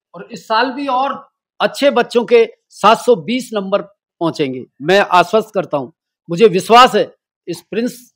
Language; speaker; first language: Hindi; native; Hindi